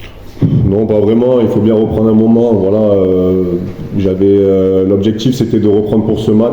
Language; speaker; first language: French; native; French